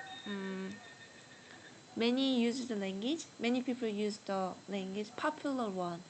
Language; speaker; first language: English; non-native, learner; Korean